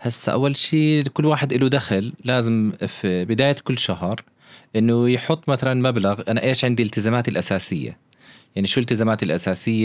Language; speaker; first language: Arabic; native; Arabic